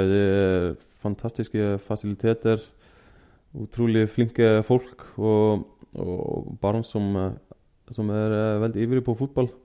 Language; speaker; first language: Norwegian; non-native, fluent; Icelandic